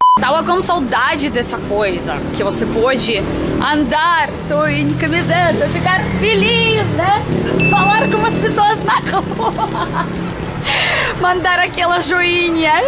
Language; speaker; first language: Portuguese; non-native, learner; Russian